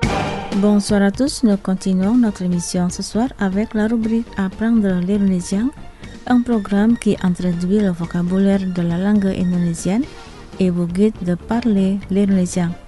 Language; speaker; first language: French; non-native, fluent; Indonesian